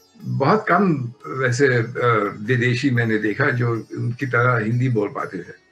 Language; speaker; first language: Hindi; native; Hindi